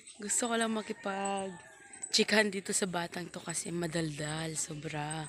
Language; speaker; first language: Filipino; non-native, local second language; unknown